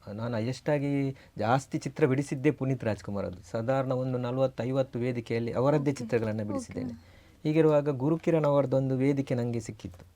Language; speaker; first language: Kannada; non-native, local second language; Tulu